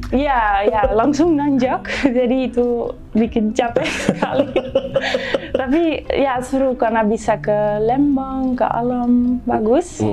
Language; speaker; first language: Indonesian; non-native, fluent; Dutch